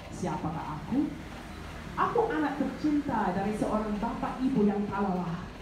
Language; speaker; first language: Indonesian; non-native, fluent; English